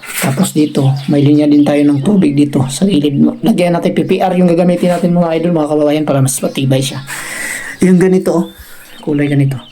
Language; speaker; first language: Filipino; non-native, local second language; Cebuano